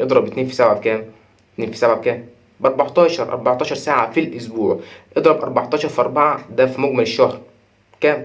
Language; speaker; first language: Arabic; native; Arabic